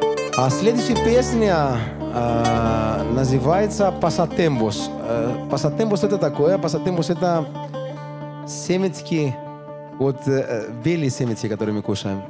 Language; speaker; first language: Russian; non-native, learner; Greek